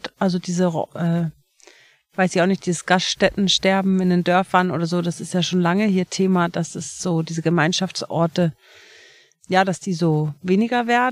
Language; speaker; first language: German; native; German